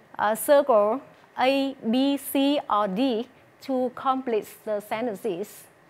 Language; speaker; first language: English; non-native, fluent; Vietnamese